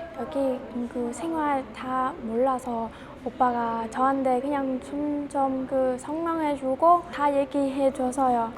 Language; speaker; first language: Korean; non-native, learner; Vietnamese